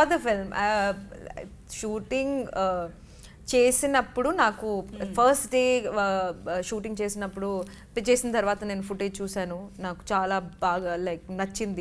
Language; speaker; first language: Telugu; non-native, learner; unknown